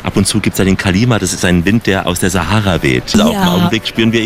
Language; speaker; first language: German; native; German